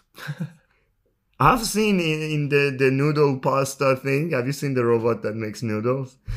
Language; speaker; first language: English; non-native, fluent; Persian